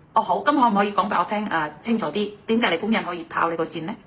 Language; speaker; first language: Cantonese; non-native, fluent; Indonesian